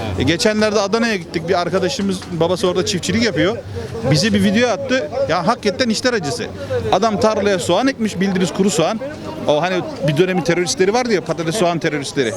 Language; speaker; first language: Turkish; native; Turkish